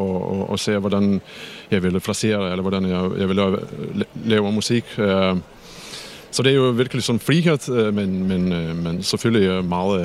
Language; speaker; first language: Danish; non-native, fluent; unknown